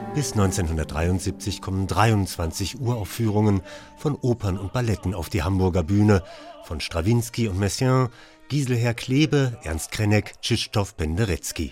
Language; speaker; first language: German; native; German